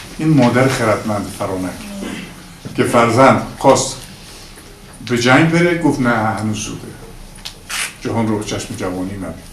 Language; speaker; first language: Persian; native; Persian